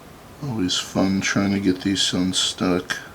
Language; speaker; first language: English; native; English